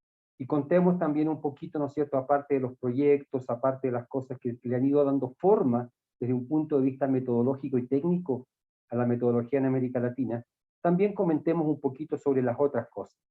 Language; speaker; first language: Spanish; native; Spanish